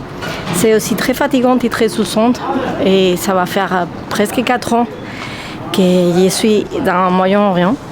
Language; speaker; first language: French; non-native, fluent; Spanish